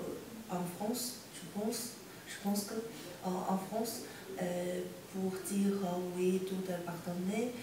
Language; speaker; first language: French; non-native, learner; Chinese